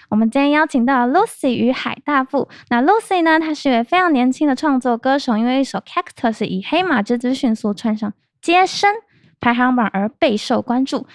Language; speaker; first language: Chinese; native; Chinese